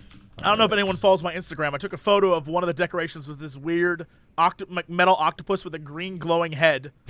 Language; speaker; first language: English; native; English